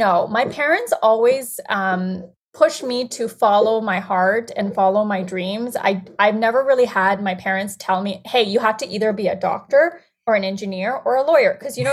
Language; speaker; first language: English; non-native, local second language; Bangla